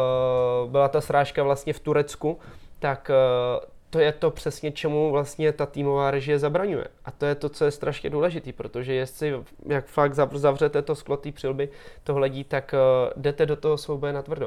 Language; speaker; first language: Czech; native; Czech